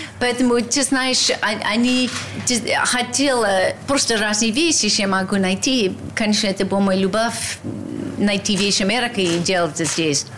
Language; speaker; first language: Russian; non-native, learner; English